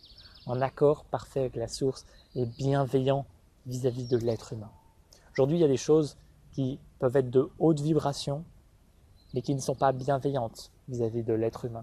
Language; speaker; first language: French; native; French